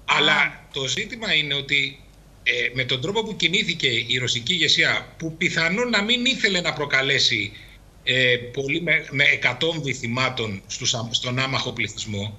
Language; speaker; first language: Greek; native; Greek